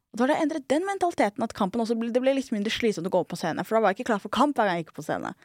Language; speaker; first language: Norwegian; early bilingual, other home language; Somali